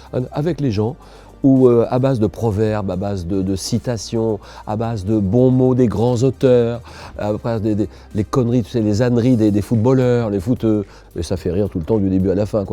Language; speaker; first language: French; native; French